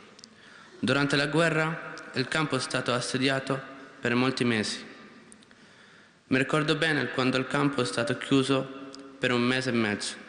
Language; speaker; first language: Italian; non-native, learner; Arabic